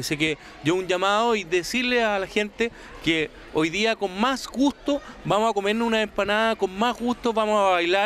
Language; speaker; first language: Spanish; native; Spanish